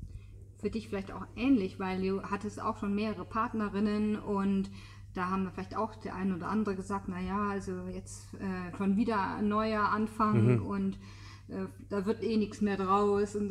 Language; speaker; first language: German; native; German